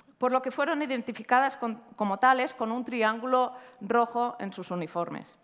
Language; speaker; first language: Spanish; native; Spanish